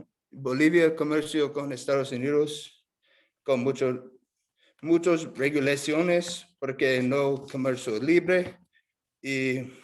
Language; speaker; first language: Spanish; non-native, learner; English